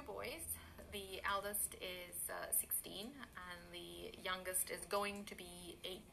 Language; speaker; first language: English; native; English